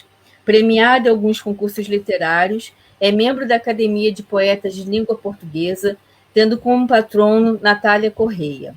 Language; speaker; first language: Portuguese; native; Portuguese